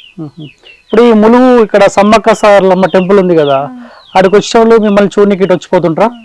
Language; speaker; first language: Telugu; native; Telugu